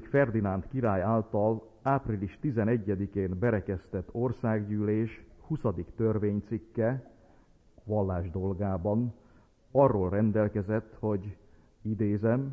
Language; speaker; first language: Hungarian; native; Hungarian